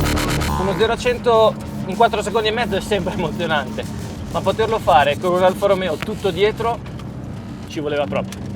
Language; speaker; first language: Italian; native; Italian